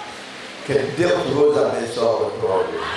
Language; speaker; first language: Portuguese; non-native, learner; Lingala